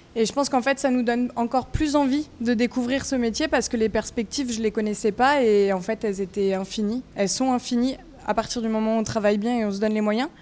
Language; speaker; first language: French; native; French